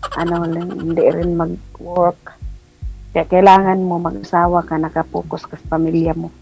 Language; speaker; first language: Filipino; non-native, local second language; Cebuano